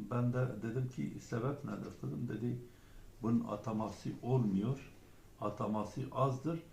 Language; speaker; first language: Turkish; non-native, local second language; Kurdish